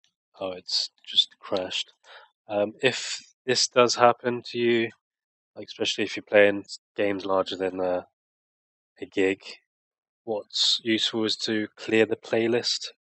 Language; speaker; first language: English; native; English